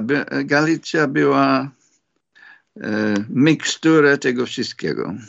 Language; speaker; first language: Polish; non-native, fluent; English